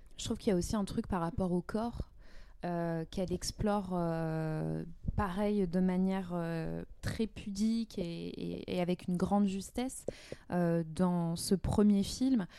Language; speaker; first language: French; native; French